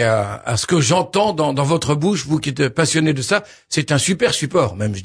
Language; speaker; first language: French; native; French